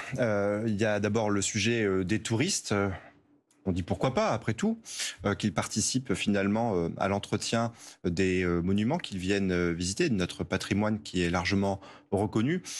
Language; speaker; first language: French; native; French